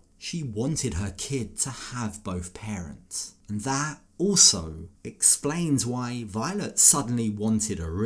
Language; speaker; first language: English; native; English